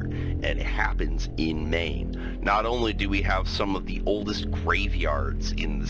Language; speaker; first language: English; native; English